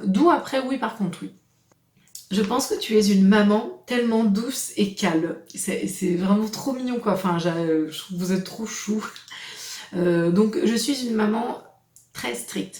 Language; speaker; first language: French; native; French